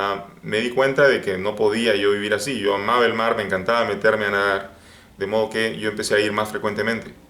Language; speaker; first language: Spanish; native; Spanish